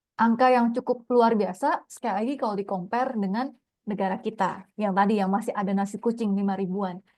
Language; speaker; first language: Indonesian; native; Indonesian